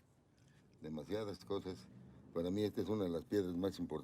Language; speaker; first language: Spanish; native; Spanish